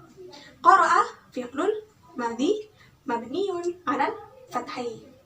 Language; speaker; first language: Arabic; non-native, learner; Indonesian